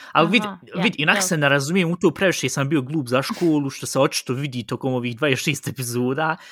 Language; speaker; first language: Bosnian; early bilingual, heritage; Bosnian